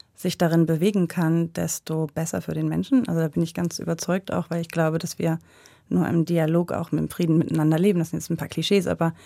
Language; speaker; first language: German; native; German